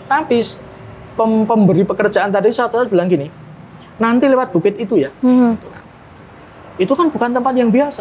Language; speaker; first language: Indonesian; native; Indonesian